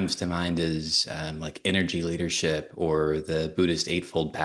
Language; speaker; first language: English; native; English